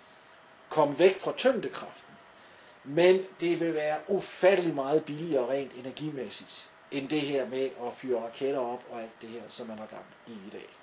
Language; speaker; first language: Danish; native; Danish